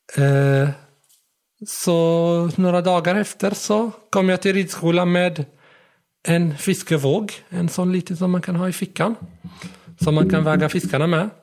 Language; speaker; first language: Swedish; non-native, fluent; Arabic